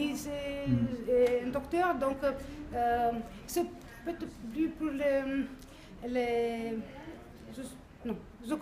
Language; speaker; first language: French; non-native, learner; Greek